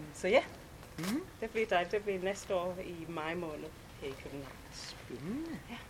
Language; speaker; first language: Danish; non-native, fluent; English